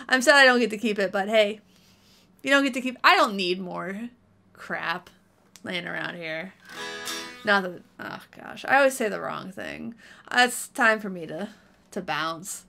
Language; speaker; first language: English; native; English